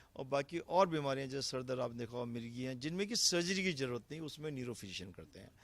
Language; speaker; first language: Hindi; native; Hindi